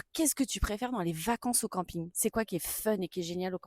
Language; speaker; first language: French; native; French